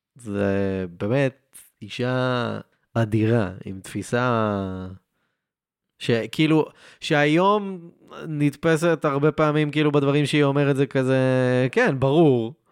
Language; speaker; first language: Hebrew; native; Hebrew